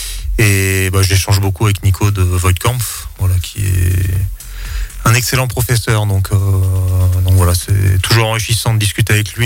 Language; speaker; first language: French; native; French